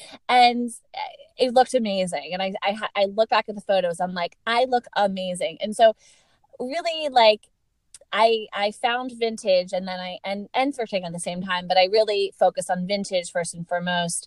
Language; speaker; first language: English; native; English